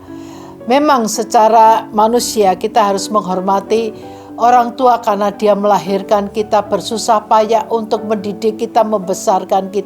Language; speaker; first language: Indonesian; native; Indonesian